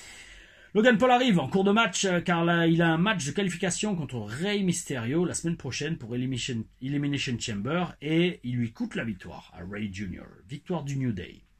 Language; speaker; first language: French; native; French